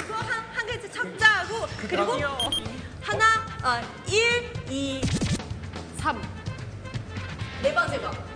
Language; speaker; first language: Korean; non-native, fluent; Chinese